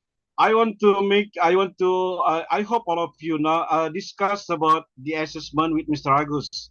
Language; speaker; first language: English; non-native, learner; Indonesian